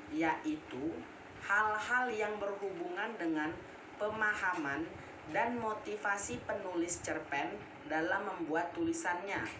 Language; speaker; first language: Indonesian; native; Indonesian